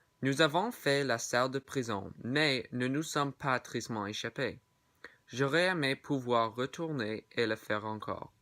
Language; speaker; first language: French; non-native, learner; English